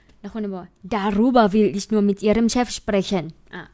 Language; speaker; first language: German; non-native, fluent; Thai